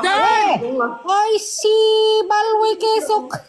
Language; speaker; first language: Korean; non-native, learner; Filipino